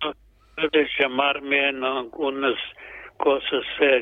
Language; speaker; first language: Spanish; non-native, fluent; English